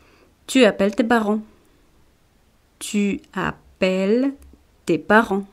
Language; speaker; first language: French; non-native, fluent; Spanish